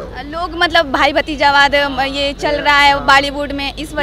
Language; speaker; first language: Hindi; native; Hindi